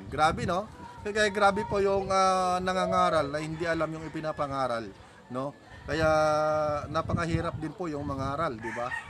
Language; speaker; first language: Filipino; non-native, local second language; Iloko